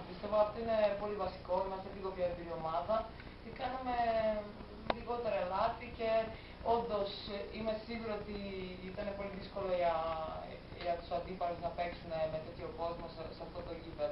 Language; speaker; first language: Greek; non-native, fluent; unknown